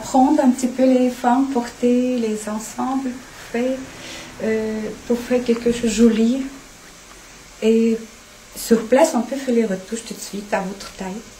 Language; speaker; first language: French; non-native, fluent; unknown